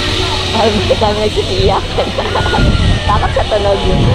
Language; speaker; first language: Filipino; native; Filipino